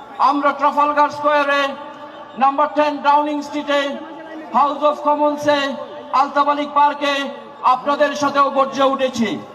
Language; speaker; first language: Bangla; native; Bangla